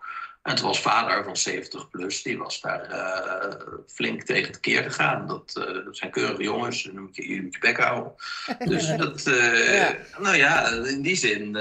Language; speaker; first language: Dutch; native; Dutch